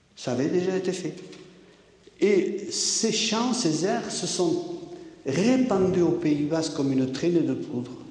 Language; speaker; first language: French; non-native, local second language; Basque